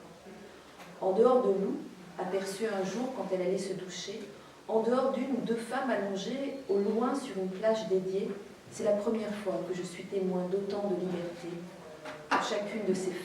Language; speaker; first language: French; native; French